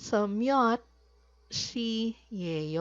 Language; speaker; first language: Korean; non-native, fluent; Filipino